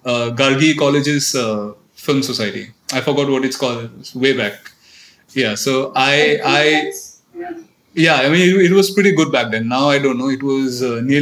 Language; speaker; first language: English; non-native, local second language; Assamese